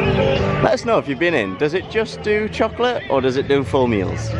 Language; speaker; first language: English; native; English